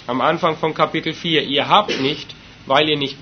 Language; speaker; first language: German; native; German